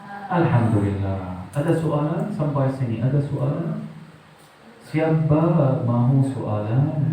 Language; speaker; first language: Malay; non-native, learner; Arabic